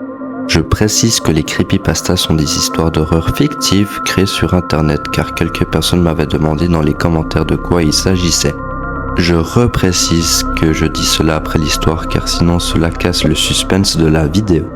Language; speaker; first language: French; native; French